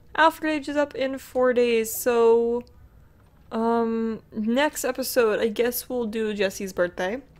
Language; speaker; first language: English; native; English